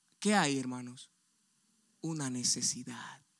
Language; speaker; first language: Spanish; native; Spanish